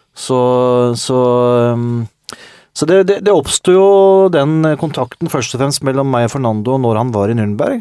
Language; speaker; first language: Norwegian; native; Norwegian